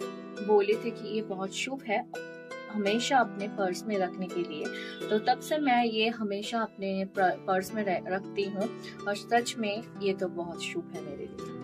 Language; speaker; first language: Hindi; non-native, local second language; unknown